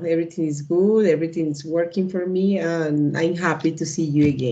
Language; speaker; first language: English; non-native, learner; Spanish